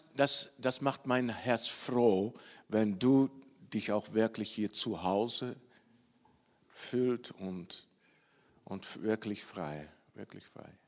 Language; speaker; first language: German; non-native, learner; Dutch